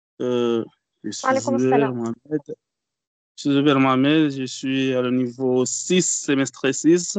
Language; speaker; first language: French; non-native, learner; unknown